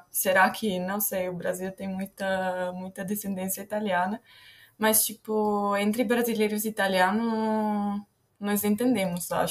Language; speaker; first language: Portuguese; non-native, fluent; Italian